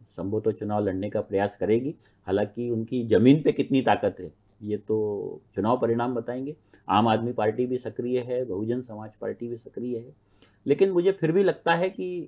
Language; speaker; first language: Hindi; native; Hindi